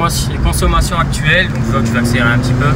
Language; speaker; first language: French; native; French